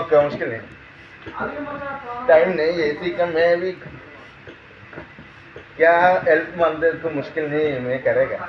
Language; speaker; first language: Hindi; non-native, local second language; Malayalam